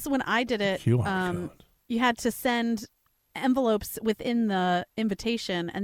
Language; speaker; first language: English; native; English